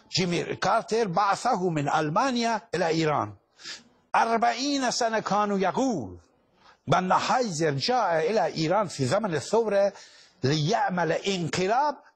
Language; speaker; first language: Arabic; non-native, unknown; Persian